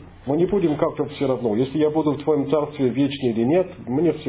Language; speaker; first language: Russian; non-native, fluent; English